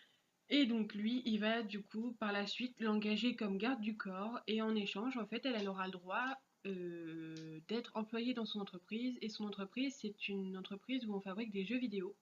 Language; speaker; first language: French; native; French